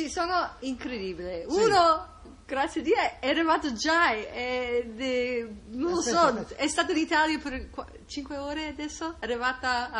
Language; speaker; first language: Italian; non-native, learner; English